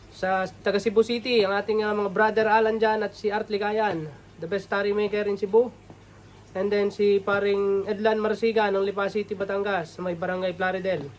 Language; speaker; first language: Filipino; native; Filipino